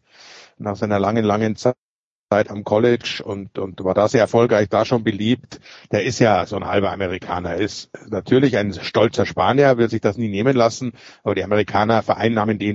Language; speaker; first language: German; native; German